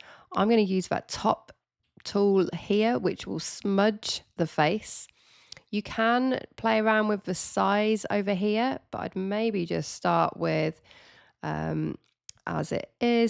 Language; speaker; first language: English; native; English